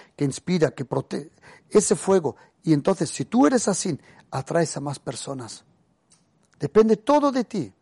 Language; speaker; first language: Spanish; early bilingual, other home language; German